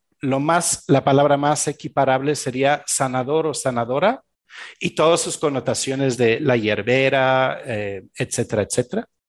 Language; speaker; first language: Spanish; non-native, fluent; French